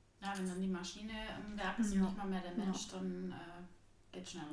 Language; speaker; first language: German; native; German